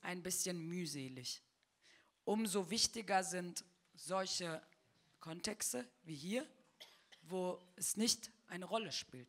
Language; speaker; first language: German; early bilingual, other home language; Turkish